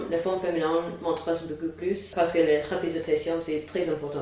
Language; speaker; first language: French; non-native, fluent; English